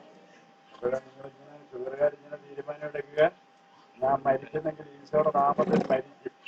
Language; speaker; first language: Malayalam; native; Malayalam